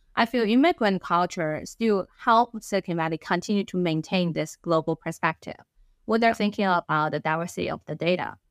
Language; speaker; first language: English; non-native, fluent; Chinese